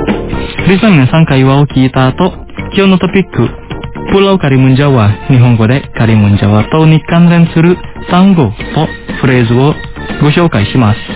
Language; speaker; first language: Japanese; non-native, fluent; Indonesian